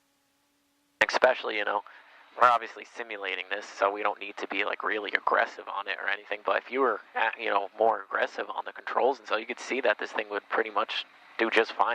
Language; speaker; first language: English; native; English